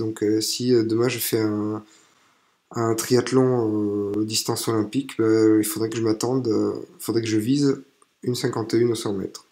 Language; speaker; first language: French; native; French